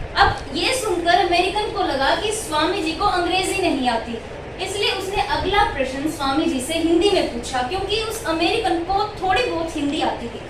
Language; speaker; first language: Hindi; native; Hindi